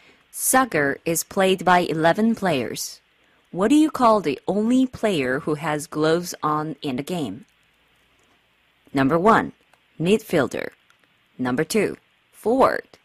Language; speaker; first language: English; non-native, fluent; Korean